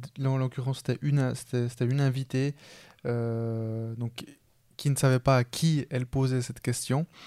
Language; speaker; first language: French; early bilingual, other home language; Spanish